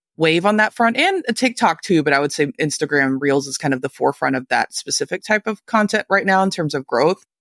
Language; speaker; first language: English; native; English